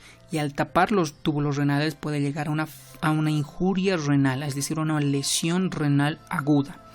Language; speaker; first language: Spanish; native; Spanish